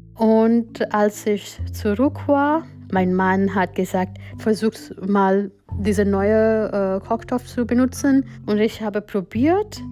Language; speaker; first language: German; non-native, fluent; Gujarati